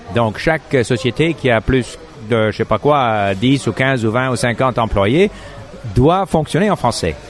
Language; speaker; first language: French; non-native, fluent; English